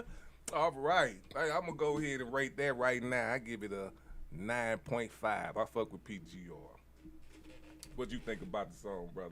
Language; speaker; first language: English; native; English